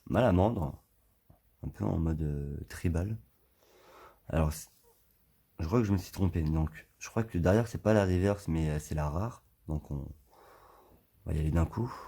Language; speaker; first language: French; native; French